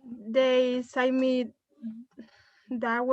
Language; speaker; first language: English; non-native, learner; Spanish